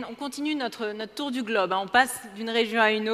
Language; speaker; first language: French; native; French